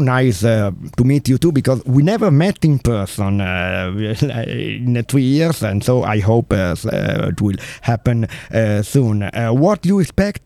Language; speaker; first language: English; non-native, learner; Italian